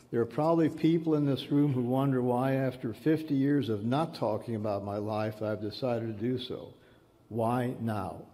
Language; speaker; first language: English; early bilingual, other home language; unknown